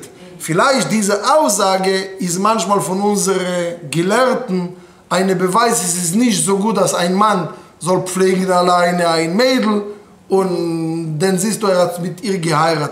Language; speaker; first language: German; non-native, fluent; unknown